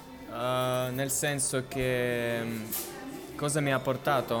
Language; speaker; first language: Italian; non-native, fluent; Russian